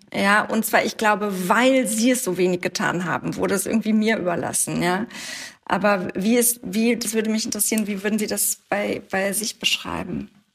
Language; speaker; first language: German; native; German